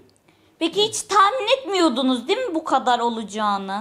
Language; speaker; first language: Turkish; native; Turkish